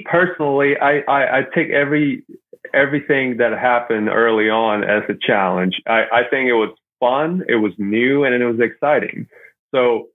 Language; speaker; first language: English; non-native, fluent; Chinese